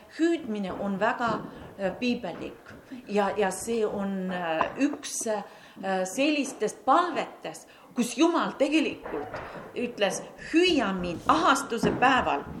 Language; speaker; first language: Estonian; non-native, local second language; Russian